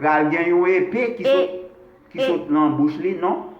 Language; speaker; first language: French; non-native, local second language; Haitian Creole